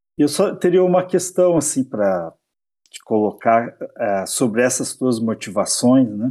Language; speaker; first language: Portuguese; native; Portuguese